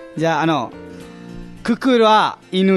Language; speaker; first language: Japanese; non-native, fluent; Nepali